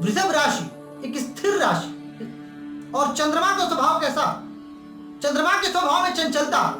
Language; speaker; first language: Hindi; native; Hindi